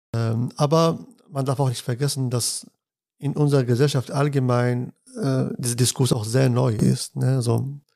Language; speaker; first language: German; non-native, fluent; Arabic